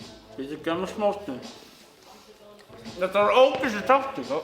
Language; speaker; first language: Icelandic; non-native, fluent; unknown